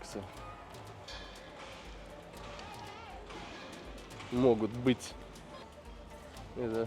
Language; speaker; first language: Russian; native; Russian